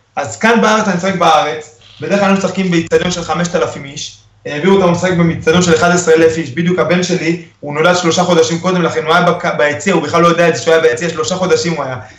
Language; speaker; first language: Hebrew; early bilingual, other home language; Spanish